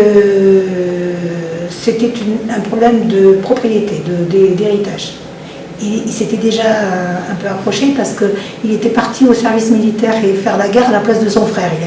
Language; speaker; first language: French; early bilingual, other home language; Italian